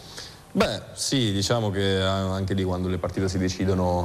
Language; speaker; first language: Italian; native; Italian